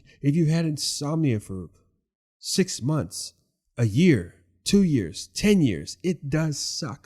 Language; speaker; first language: English; native; English